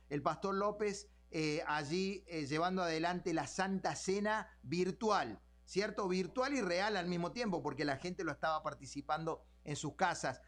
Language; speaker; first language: Spanish; native; Spanish